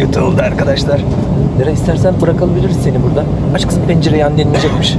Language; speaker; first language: Turkish; native; Turkish